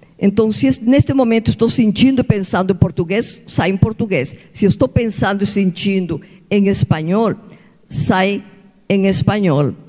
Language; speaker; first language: Portuguese; non-native, fluent; Spanish